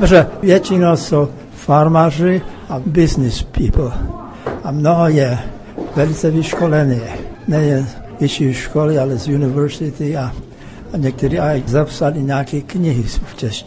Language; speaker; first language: Czech; early bilingual, heritage; English